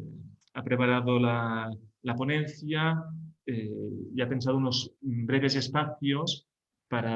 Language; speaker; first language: Spanish; non-native, fluent; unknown